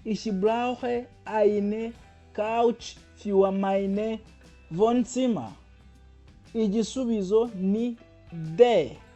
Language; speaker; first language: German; non-native, fluent; Kinyarwanda